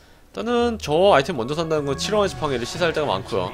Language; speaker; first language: Korean; native; Korean